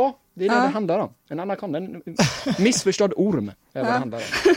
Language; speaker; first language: Swedish; native; Swedish